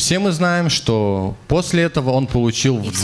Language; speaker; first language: Russian; native; Russian